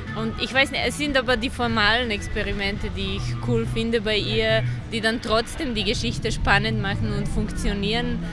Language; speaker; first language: German; non-native, fluent; Serbian